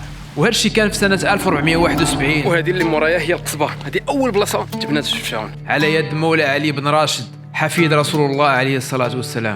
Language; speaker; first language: Arabic; native; Arabic